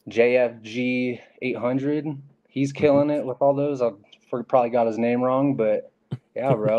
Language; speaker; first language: English; native; English